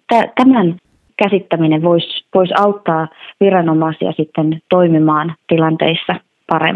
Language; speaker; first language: Finnish; native; Finnish